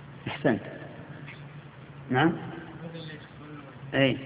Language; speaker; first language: Arabic; native; Arabic